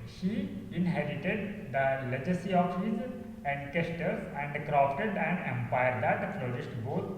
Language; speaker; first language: English; non-native, local second language; Kannada